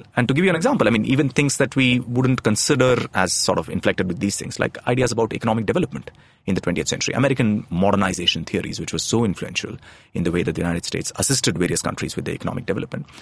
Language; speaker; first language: English; non-native, local second language; Tamil